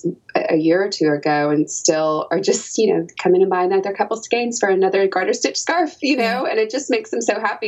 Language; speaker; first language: English; native; English